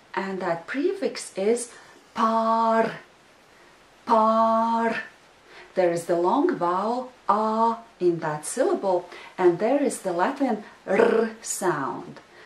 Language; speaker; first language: English; non-native, fluent; Latvian